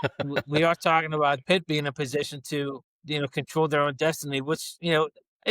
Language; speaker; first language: English; native; English